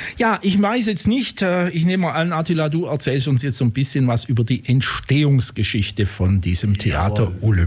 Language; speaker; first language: German; native; German